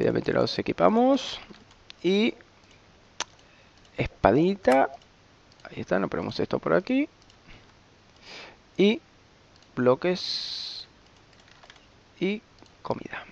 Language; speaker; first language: Spanish; native; Spanish